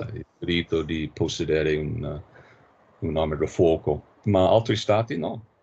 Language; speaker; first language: Italian; non-native, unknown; English